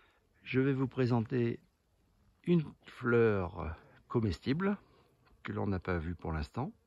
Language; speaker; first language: French; native; French